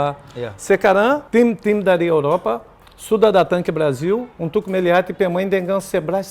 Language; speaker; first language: Indonesian; non-native, fluent; Portuguese